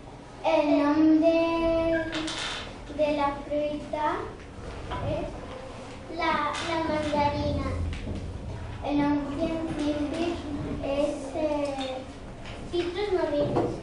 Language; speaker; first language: Catalan; non-native, local second language; Spanish